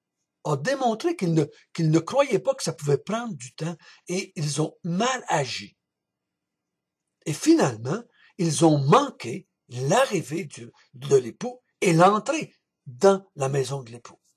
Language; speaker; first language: French; native; French